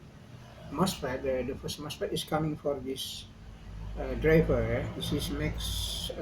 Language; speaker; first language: English; non-native, learner; Indonesian